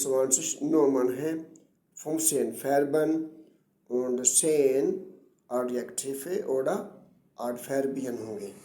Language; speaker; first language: German; non-native, learner; Urdu